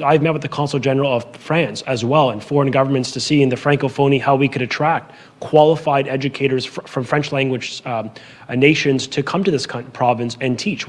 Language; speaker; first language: English; native; English